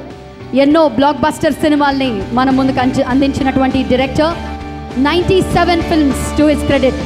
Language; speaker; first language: Telugu; native; Telugu